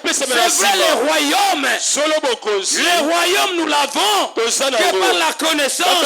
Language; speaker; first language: French; non-native, local second language; Lingala